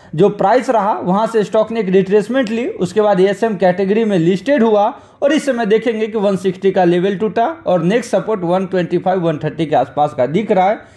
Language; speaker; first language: Hindi; native; Hindi